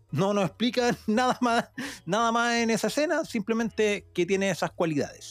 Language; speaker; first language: Spanish; native; Spanish